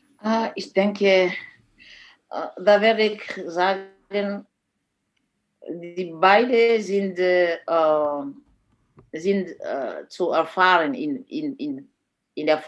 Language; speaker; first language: German; non-native, fluent; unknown